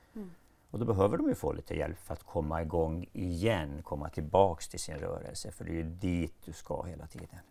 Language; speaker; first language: Swedish; native; Swedish